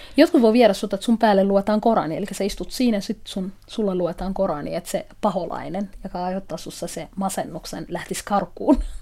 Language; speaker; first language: Finnish; non-native, fluent; Somali